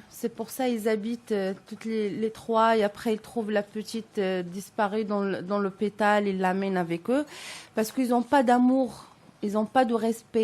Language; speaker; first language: French; non-native, local second language; Arabic